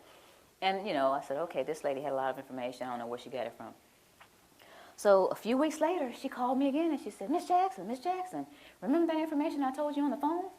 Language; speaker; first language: English; native; English